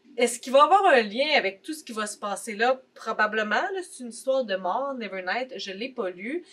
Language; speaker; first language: French; native; French